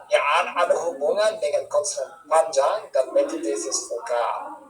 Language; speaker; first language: Indonesian; non-native, fluent; English